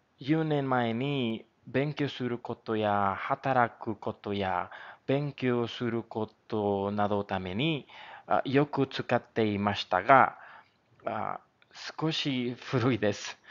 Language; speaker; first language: Japanese; non-native, learner; Spanish